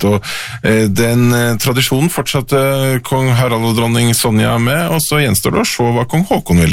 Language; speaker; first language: Norwegian; native; Norwegian